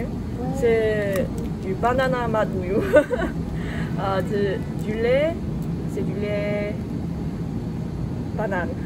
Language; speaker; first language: French; non-native, learner; English